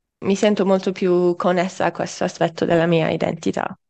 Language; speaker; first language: Italian; non-native, fluent; English